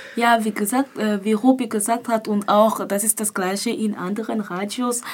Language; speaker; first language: German; non-native, fluent; French